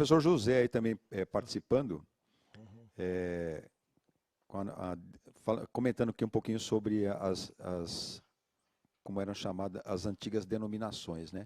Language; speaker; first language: Portuguese; native; Portuguese